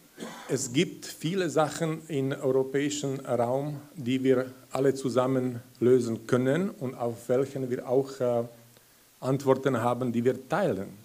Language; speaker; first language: German; non-native, fluent; Slovak